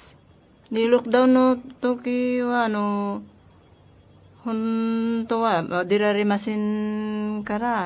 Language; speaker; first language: Japanese; non-native, learner; Filipino